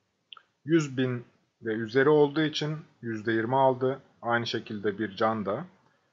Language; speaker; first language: Turkish; native; Turkish